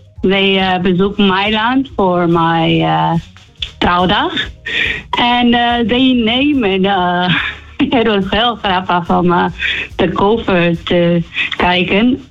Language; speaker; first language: Dutch; non-native, learner; Spanish